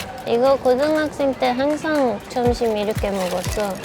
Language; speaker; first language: Korean; non-native, fluent; Dutch